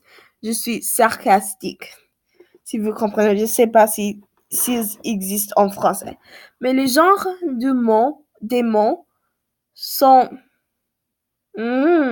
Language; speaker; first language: French; non-native, learner; English